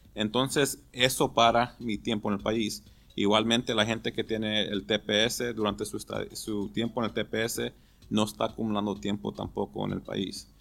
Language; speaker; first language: Spanish; early bilingual, heritage; Spanish